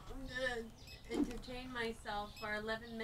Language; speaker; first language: English; native; English